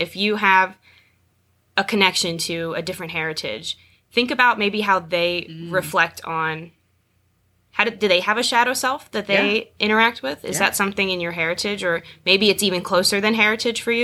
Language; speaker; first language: English; native; English